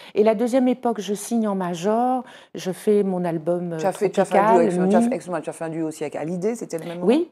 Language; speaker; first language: French; native; French